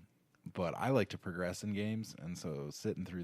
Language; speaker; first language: English; native; English